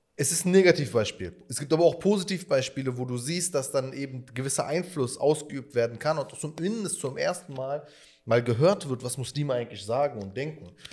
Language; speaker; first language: German; early bilingual, other home language; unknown